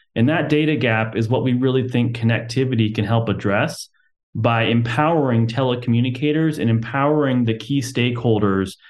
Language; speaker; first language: English; native; English